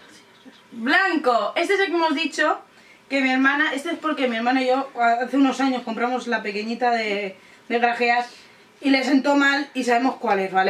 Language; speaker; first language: Spanish; native; Spanish